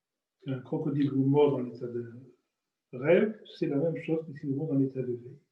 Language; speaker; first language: French; native; French